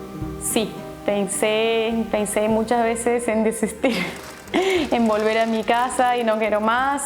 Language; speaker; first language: Spanish; non-native, fluent; Portuguese